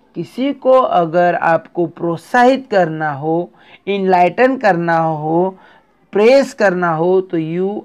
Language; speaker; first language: Hindi; non-native, local second language; Marathi